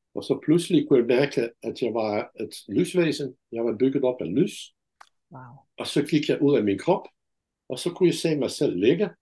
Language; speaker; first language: Danish; non-native, fluent; Dutch